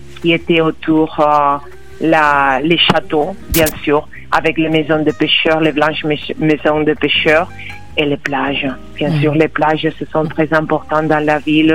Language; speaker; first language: French; non-native, fluent; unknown